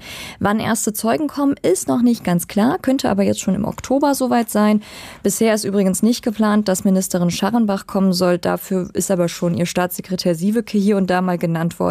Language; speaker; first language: German; native; German